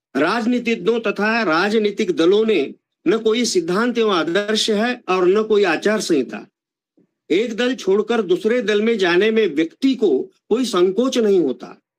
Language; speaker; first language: Hindi; non-native, local second language; Marathi